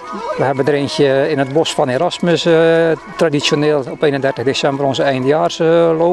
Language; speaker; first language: Dutch; native; Dutch